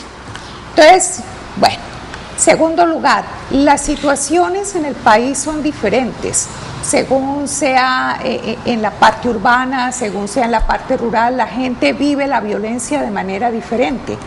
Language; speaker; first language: Spanish; native; Spanish